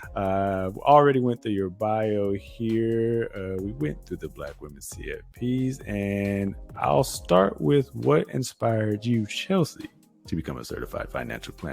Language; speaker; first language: English; native; English